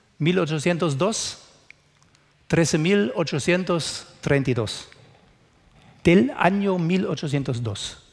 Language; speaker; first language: Spanish; non-native, fluent; German